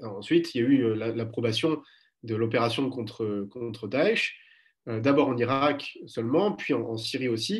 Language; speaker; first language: French; native; French